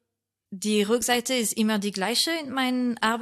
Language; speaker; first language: German; non-native, fluent; French